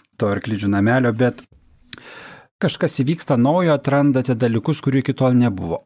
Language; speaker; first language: Lithuanian; native; Lithuanian